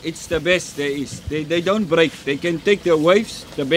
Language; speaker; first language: English; non-native, fluent; Spanish